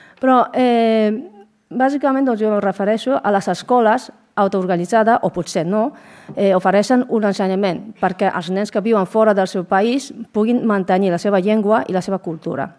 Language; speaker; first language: Catalan; non-native, fluent; Japanese